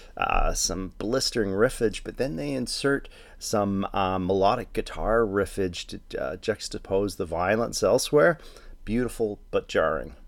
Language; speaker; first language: English; native; English